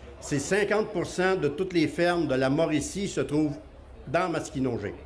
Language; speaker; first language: French; native; French